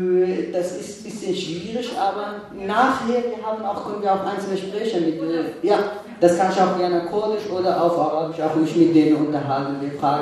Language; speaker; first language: German; non-native, fluent; Kurdish